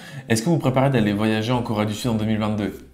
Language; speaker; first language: French; native; French